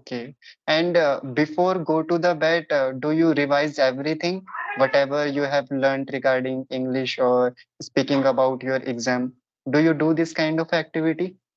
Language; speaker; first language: English; non-native, local second language; Hindi